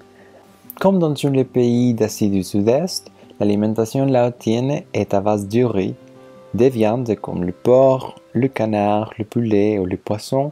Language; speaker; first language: French; non-native, learner; Spanish